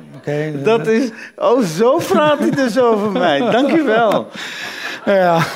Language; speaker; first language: Dutch; early bilingual, other home language; Arabic